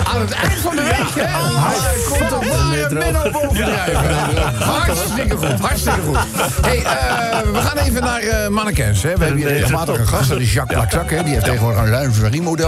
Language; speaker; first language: Dutch; native; Dutch